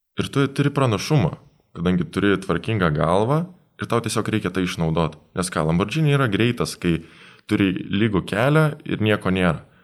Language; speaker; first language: Lithuanian; native; Lithuanian